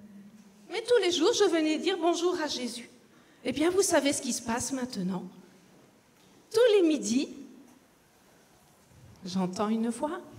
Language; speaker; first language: French; native; French